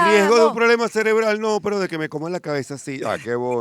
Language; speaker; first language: Spanish; native; Spanish